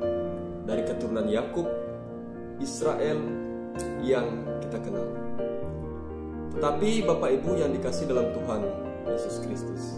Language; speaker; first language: Indonesian; native; Indonesian